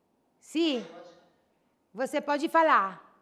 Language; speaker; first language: Portuguese; non-native, fluent; Italian